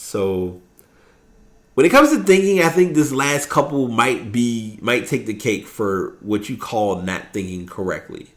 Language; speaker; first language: English; native; English